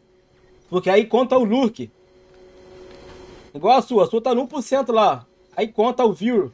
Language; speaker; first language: Portuguese; native; Portuguese